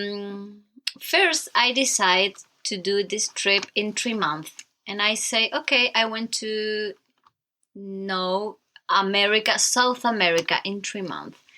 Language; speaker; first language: English; non-native, learner; Spanish